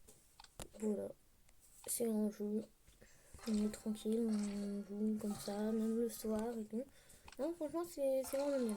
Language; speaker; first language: French; native; French